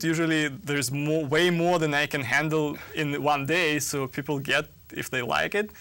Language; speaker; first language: English; non-native, fluent; Russian